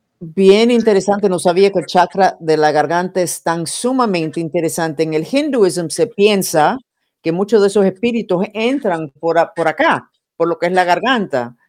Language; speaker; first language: Spanish; non-native, fluent; English